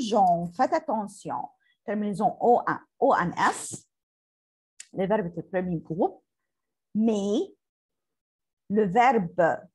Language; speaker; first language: French; non-native, learner; Arabic